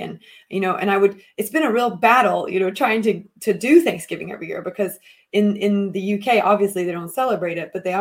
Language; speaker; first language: English; native; English